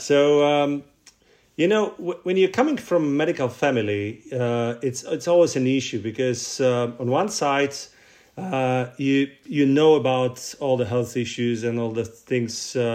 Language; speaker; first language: English; non-native, fluent; Russian